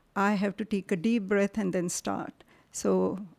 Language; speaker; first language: English; non-native, local second language; Marathi